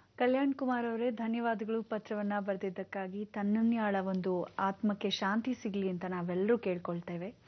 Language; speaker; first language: Kannada; native; Kannada